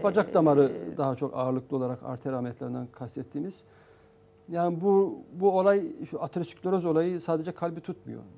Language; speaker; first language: Turkish; native; Turkish